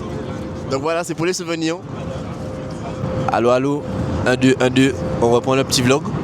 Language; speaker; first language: French; native; French